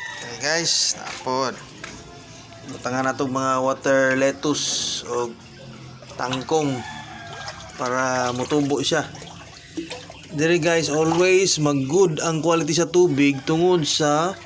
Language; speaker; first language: Cebuano; native; Cebuano